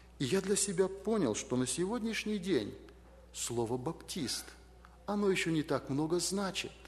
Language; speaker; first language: Russian; native; Russian